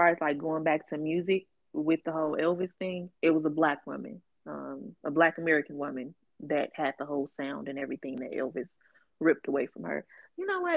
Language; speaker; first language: English; native; English